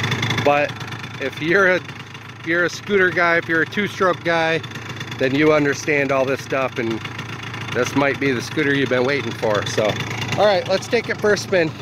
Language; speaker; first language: English; native; English